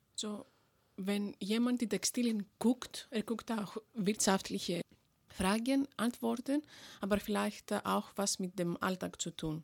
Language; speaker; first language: German; non-native, fluent; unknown